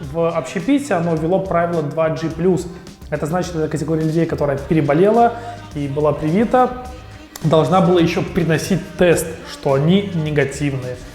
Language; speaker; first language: Russian; native; Russian